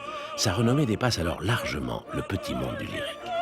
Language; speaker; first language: French; native; French